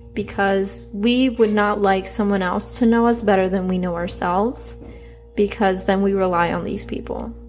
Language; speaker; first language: English; early bilingual, other home language; Spanish